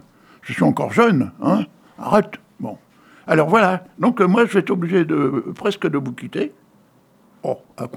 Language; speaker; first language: French; native; French